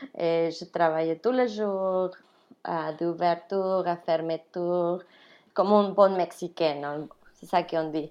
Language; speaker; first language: French; non-native, fluent; Spanish